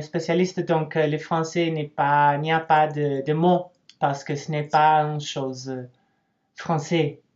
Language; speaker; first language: French; non-native, learner; English